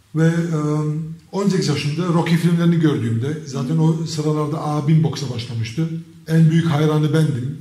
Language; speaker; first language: Turkish; early bilingual, heritage; Turkish